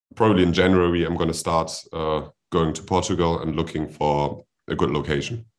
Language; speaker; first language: English; non-native, fluent; German